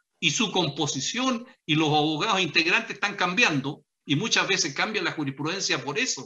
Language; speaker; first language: Spanish; native; Spanish